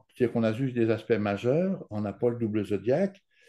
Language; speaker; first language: French; native; French